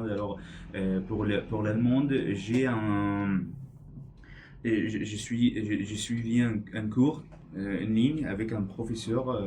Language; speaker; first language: French; non-native, learner; English